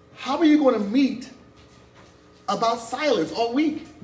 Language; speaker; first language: English; native; English